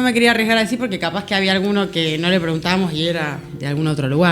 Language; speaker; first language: Spanish; native; Spanish